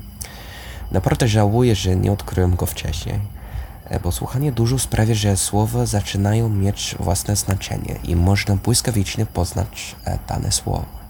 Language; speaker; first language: Polish; non-native, fluent; English